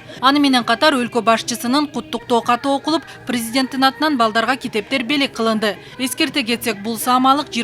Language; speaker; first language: Kyrgyz; native; Kyrgyz